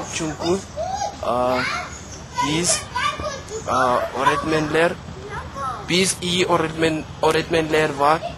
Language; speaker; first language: Turkish; non-native, fluent; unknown